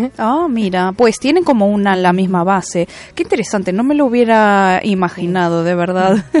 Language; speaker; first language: Spanish; native; Spanish